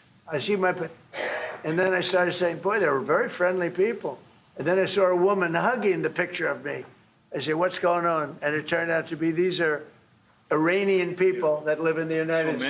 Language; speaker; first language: English; native; English